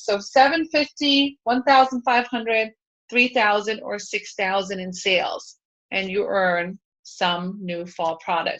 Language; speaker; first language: English; native; English